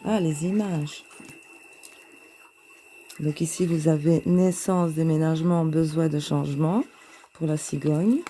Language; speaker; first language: French; native; French